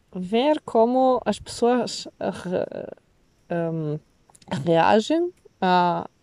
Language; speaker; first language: Portuguese; non-native, fluent; Italian